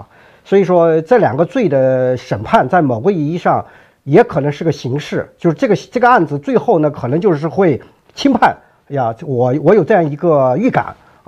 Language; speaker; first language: Chinese; native; Chinese